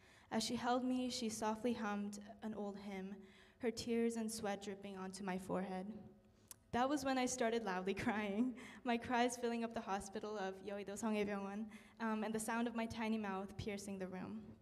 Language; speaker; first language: English; early bilingual, other home language; Korean